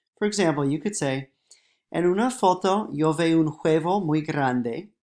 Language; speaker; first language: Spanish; non-native, fluent; English